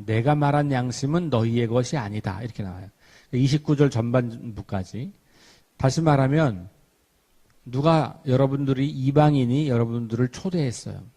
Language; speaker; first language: Korean; native; Korean